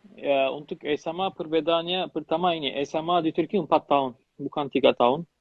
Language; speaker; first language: Indonesian; non-native, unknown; Turkish